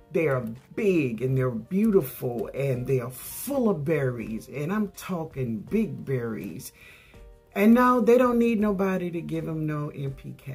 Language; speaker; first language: English; native; English